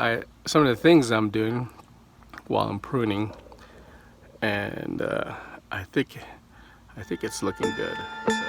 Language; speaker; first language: English; native; English